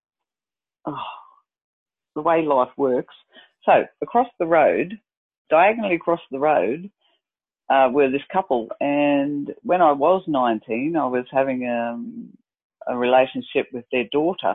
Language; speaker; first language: English; native; English